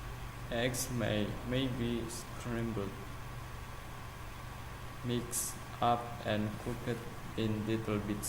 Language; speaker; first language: English; non-native, learner; Indonesian